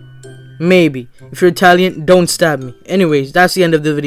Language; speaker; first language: English; native; English